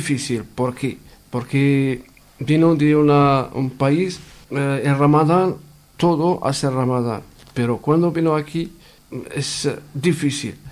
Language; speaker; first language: Spanish; non-native, learner; Arabic